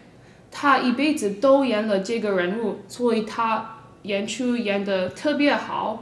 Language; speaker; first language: Chinese; non-native, learner; English